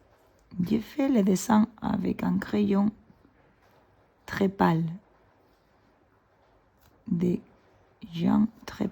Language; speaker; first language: French; non-native, fluent; Spanish